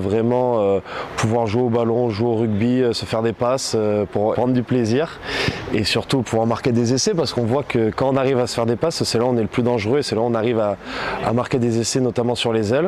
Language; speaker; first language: French; native; French